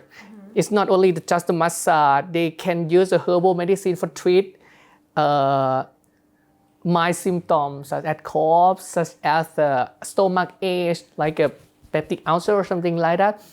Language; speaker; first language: English; non-native, learner; Thai